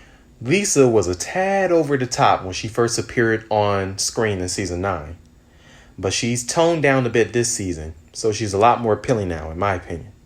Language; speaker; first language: English; native; English